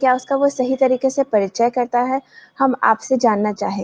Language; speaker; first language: Hindi; native; Hindi